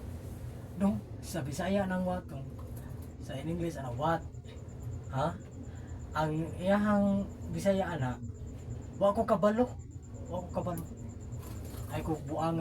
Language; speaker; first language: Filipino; non-native, local second language; Cebuano